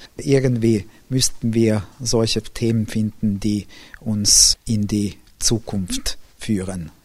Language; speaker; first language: German; non-native, local second language; Hungarian